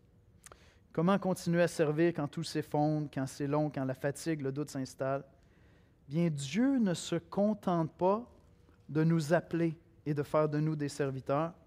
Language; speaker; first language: French; native; French